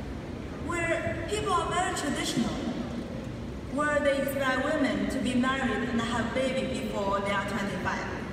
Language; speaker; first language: English; non-native, fluent; Chinese